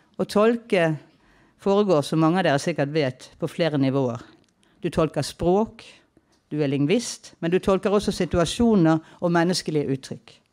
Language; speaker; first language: Norwegian; native; Norwegian